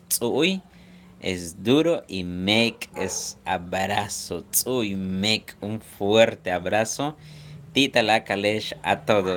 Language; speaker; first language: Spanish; non-native, local second language; Yucateco